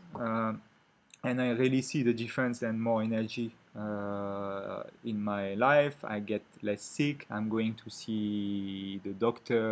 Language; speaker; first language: English; non-native, fluent; French